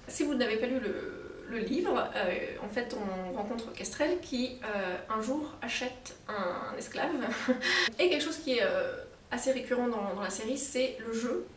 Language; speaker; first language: French; native; French